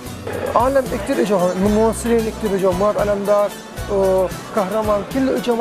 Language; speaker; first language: Arabic; non-native, learner; Turkish